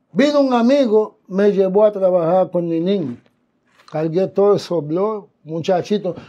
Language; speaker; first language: Spanish; non-native, fluent; Haitian Creole